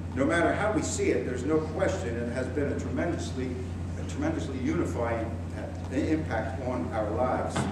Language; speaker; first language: English; native; English